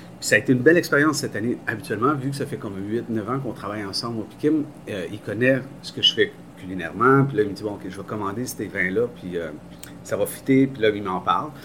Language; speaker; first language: French; native; French